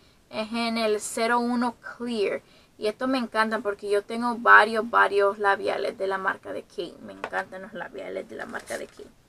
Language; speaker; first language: Spanish; early bilingual, heritage; Spanish